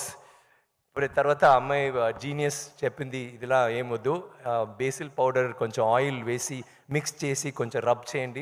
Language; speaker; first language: Telugu; non-native, learner; Tamil